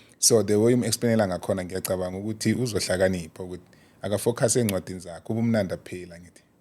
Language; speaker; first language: Zulu; non-native, local second language; South Ndebele